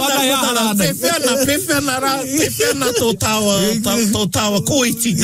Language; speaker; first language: Māori; non-native, local second language; English